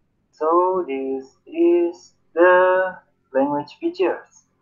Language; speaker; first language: English; non-native, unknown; Indonesian